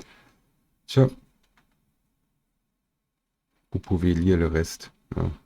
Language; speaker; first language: French; non-native, fluent; German